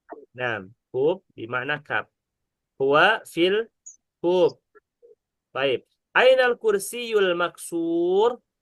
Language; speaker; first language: Arabic; non-native, fluent; Indonesian